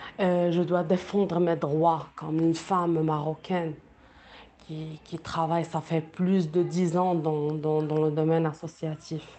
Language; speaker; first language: French; non-native, local second language; Arabic